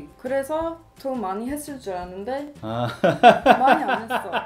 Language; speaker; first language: Korean; non-native, fluent; Swedish